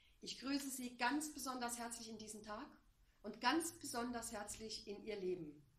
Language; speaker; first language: German; native; German